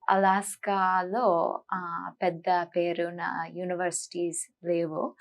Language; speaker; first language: Telugu; non-native, fluent; English